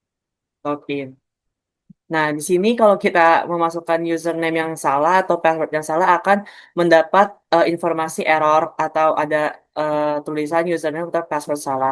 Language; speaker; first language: Indonesian; native; Indonesian